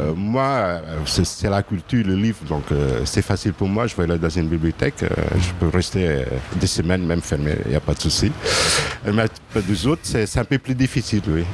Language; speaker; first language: French; non-native, fluent; Portuguese